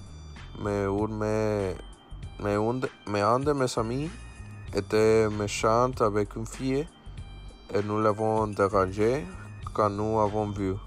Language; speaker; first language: French; non-native, learner; Spanish